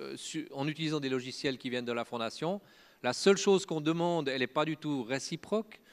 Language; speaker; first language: French; native; French